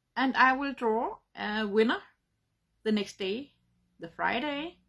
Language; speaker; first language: English; non-native, learner; Danish